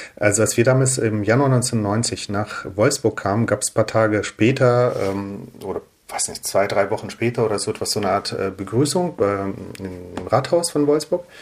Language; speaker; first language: German; early bilingual, other home language; Russian